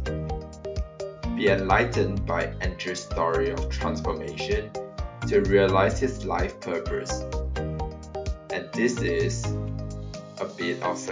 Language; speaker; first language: English; non-native, local second language; Chinese